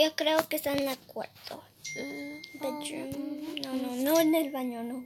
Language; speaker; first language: Spanish; early bilingual, heritage; Spanish